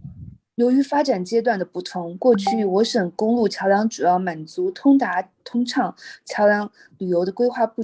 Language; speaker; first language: Chinese; native; Chinese